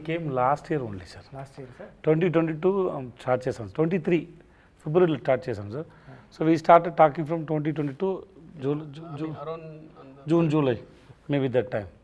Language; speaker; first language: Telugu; non-native, learner; Tamil